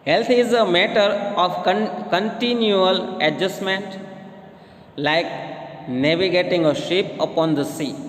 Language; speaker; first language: English; non-native, local second language; Gujarati